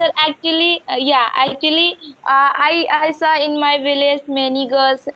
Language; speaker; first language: English; non-native, learner; Hindi